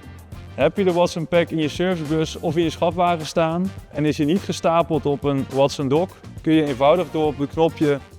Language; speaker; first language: Dutch; native; Dutch